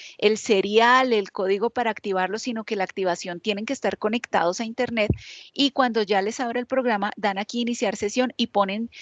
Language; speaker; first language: Spanish; native; Spanish